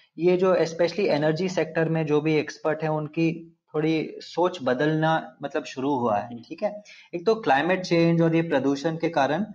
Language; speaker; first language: Hindi; non-native, local second language; Telugu